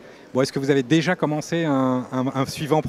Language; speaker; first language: French; native; French